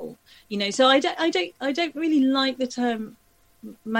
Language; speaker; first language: English; native; English